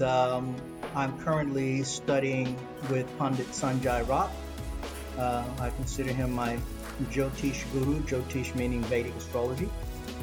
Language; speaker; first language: English; native; English